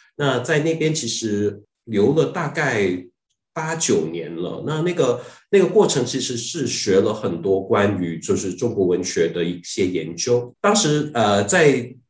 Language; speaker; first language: Chinese; non-native, fluent; Cantonese